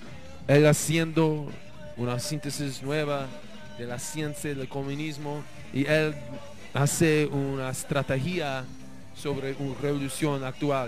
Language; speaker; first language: Spanish; non-native, learner; English